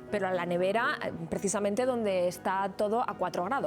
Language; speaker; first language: Spanish; native; Spanish